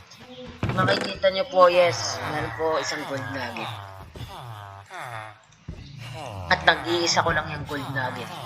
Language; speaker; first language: Filipino; native; Filipino